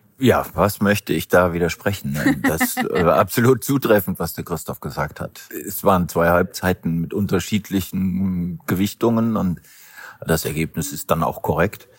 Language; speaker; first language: German; native; German